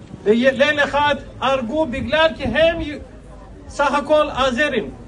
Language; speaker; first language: Hebrew; non-native, fluent; Azerbaijani